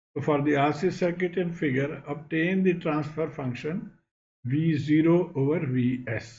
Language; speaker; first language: English; non-native, local second language; Bangla